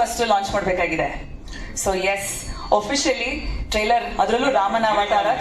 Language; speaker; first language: Kannada; native; Kannada